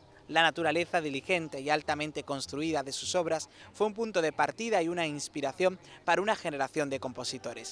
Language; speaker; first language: Spanish; native; Spanish